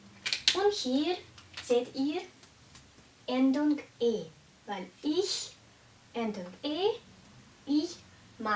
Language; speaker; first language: German; non-native, fluent; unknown